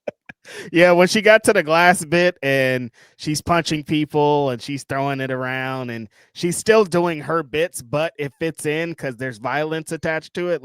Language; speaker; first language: English; native; English